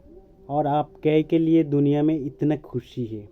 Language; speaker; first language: Hindi; non-native, learner; Bangla